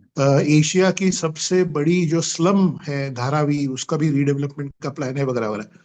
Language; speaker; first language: Hindi; non-native, local second language; Marathi